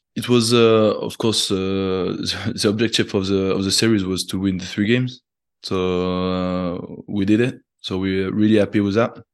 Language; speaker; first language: English; non-native, fluent; French